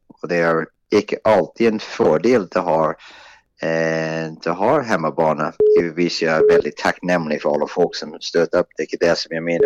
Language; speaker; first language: Norwegian; non-native, fluent; Swedish